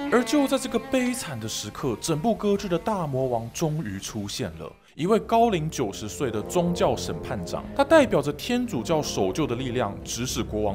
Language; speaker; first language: Chinese; native; Chinese